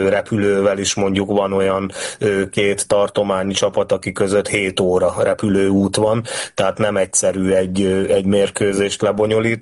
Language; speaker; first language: Hungarian; native; Hungarian